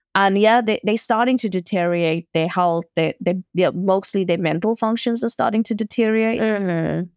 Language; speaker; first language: English; native; English